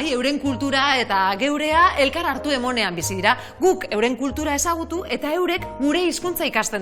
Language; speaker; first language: Basque; native; Basque